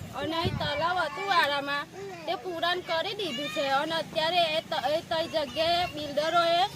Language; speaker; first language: Gujarati; native; Gujarati